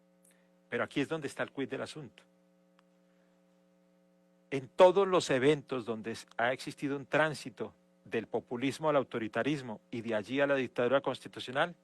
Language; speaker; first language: Spanish; native; Spanish